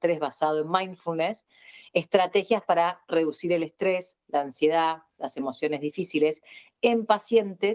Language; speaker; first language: Spanish; native; Spanish